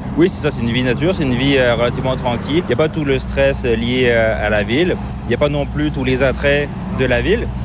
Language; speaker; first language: French; native; French